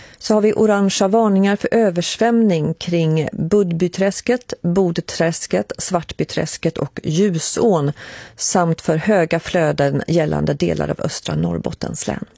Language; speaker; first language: Swedish; native; Swedish